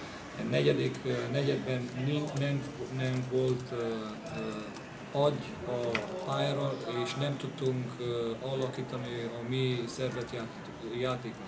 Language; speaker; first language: Hungarian; non-native, learner; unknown